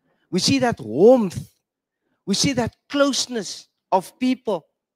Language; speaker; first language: English; non-native, local second language; Afrikaans